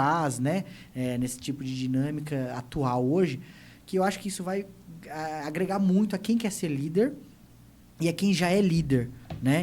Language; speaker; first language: Portuguese; native; Portuguese